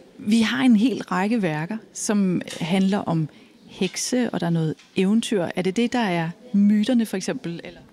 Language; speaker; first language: Danish; native; Danish